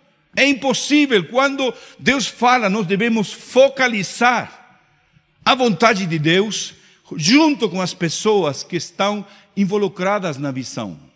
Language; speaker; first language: Portuguese; non-native, fluent; Spanish